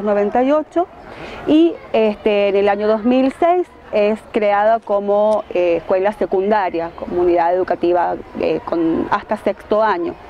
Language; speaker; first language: Spanish; native; Spanish